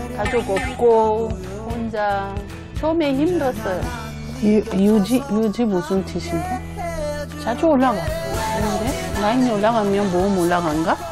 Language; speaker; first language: Korean; non-native, learner; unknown